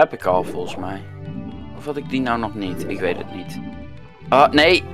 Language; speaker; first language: Dutch; native; Dutch